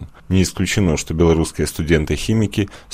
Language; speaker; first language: Russian; native; Russian